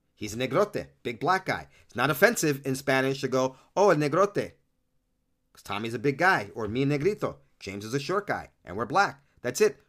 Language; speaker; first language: English; early bilingual, other home language; Spanish